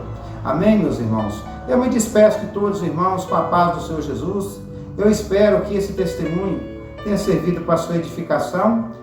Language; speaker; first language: Portuguese; native; Portuguese